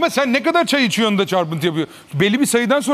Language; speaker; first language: Turkish; native; Turkish